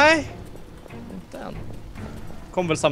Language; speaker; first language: Swedish; native; Swedish